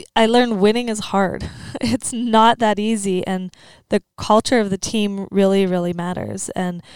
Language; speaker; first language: English; native; English